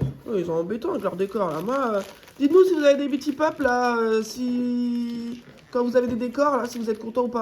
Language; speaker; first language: French; native; French